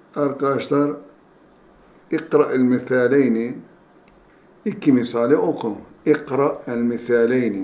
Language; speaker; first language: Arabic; non-native, fluent; Turkish